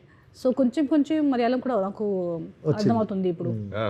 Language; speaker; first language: Telugu; non-native, learner; Hindi